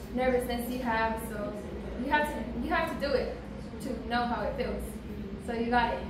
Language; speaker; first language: English; early bilingual, other home language; Spanish